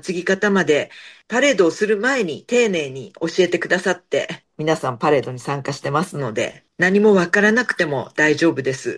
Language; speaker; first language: Japanese; native; Japanese